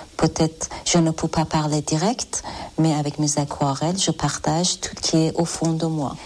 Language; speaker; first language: French; non-native, learner; Persian